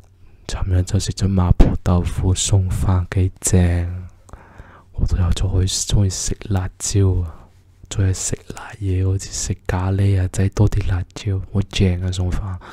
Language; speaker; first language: Cantonese; early bilingual, heritage; Cantonese